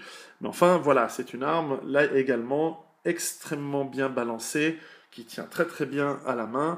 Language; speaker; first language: French; native; French